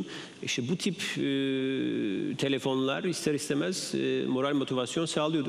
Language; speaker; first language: Turkish; native; Turkish